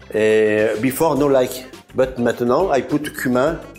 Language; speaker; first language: English; non-native, learner; French